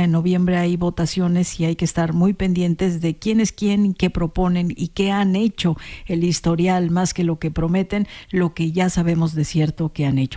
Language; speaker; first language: Spanish; native; Spanish